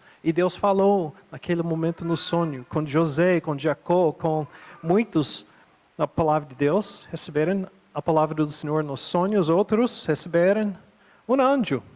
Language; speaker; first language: Portuguese; non-native, fluent; English